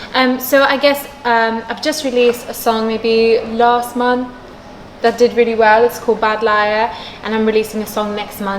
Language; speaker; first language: English; non-native, local second language; Maltese